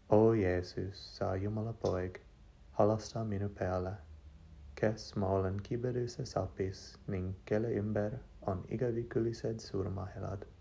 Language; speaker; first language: Estonian; non-native, learner; English